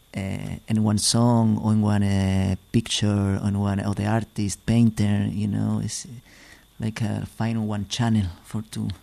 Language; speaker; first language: English; non-native, learner; Spanish